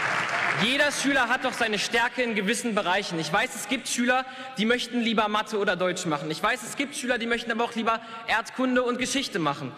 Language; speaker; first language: German; native; German